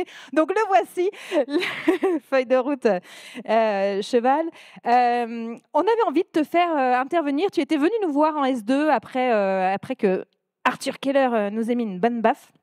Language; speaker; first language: French; native; French